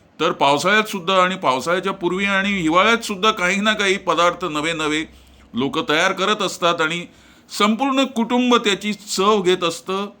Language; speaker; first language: Marathi; non-native, local second language; Konkani